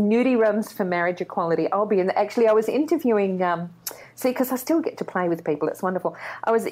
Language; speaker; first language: English; native; English